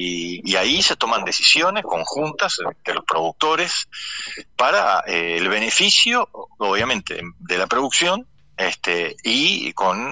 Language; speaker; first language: Spanish; native; Spanish